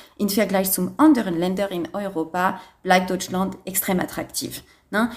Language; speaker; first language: German; non-native, fluent; French